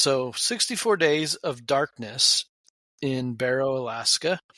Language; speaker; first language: English; native; English